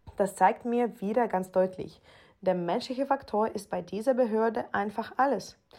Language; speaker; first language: German; non-native, fluent; Ukrainian